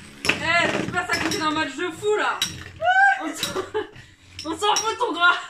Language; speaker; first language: French; native; French